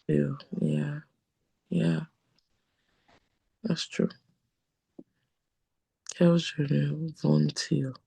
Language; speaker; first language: French; non-native, learner; English